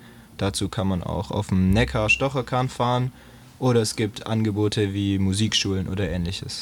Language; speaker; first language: German; native; German